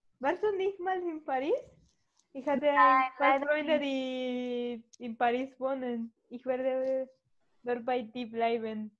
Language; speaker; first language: German; non-native, learner; Spanish